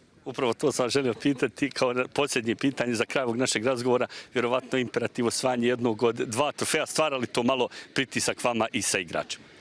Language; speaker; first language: Bosnian; native; Bosnian